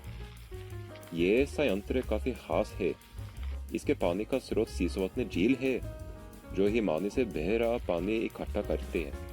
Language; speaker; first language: Hindi; non-native, fluent; Norwegian